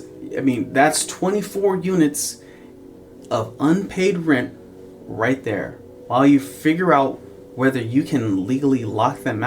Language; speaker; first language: English; native; English